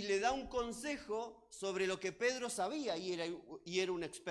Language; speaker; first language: Spanish; native; Spanish